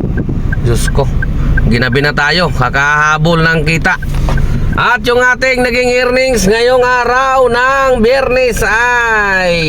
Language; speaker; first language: Filipino; native; Filipino